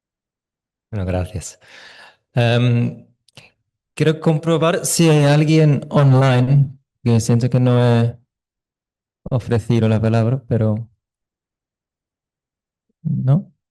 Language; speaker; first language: Spanish; non-native, fluent; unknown